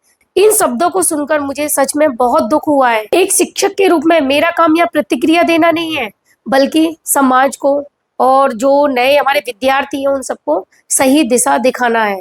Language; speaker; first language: Hindi; native; Hindi